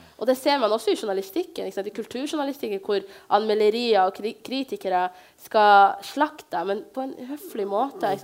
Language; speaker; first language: Norwegian; early bilingual, other home language; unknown